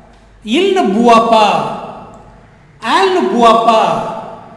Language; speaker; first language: French; non-native, fluent; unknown